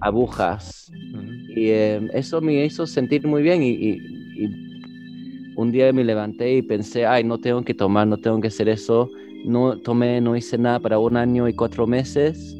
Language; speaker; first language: Spanish; early bilingual, heritage; English